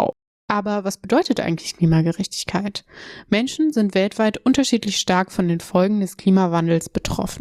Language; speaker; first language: German; native; German